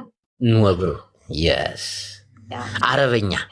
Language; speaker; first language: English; non-native, learner; Amharic